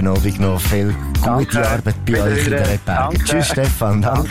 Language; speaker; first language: German; native; German